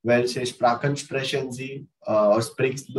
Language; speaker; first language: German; non-native, learner; Hindi